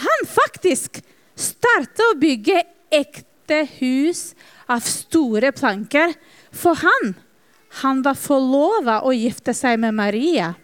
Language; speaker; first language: Norwegian; non-native, fluent; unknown